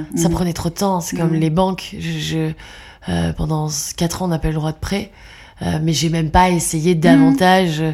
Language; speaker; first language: French; native; French